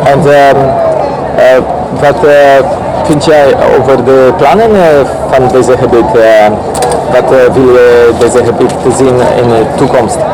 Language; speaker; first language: Dutch; non-native, learner; Polish